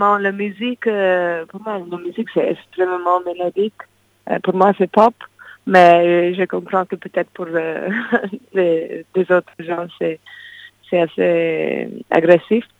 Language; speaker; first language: French; non-native, fluent; English